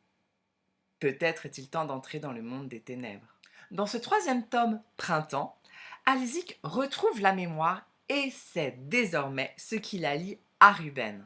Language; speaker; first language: French; native; French